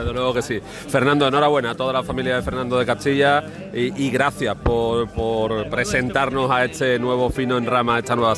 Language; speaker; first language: Spanish; native; Spanish